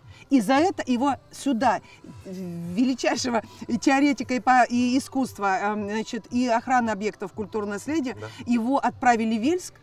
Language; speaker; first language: Russian; native; Russian